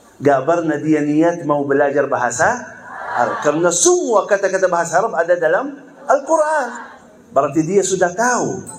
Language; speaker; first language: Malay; non-native, fluent; Arabic